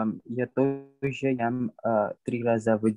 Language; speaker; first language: Russian; non-native, learner; Indonesian